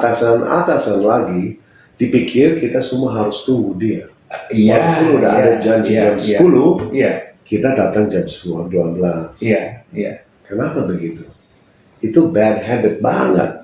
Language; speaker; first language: Indonesian; non-native, fluent; English